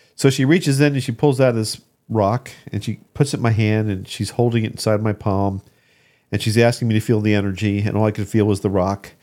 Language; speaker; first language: English; native; English